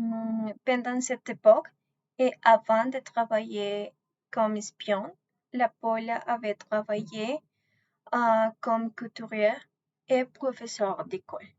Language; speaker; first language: French; non-native, learner; Spanish